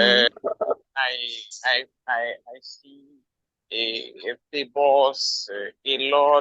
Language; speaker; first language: English; non-native, learner; Haitian Creole